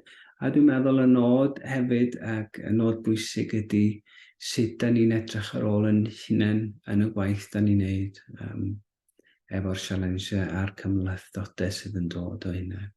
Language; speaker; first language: Welsh; native; Welsh